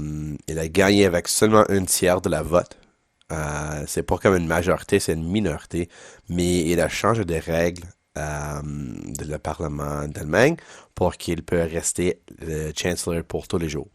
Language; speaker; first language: French; non-native, local second language; English